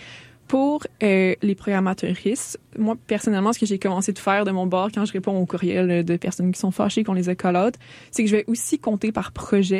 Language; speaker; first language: French; native; French